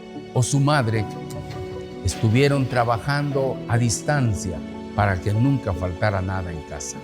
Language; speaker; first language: Spanish; native; Spanish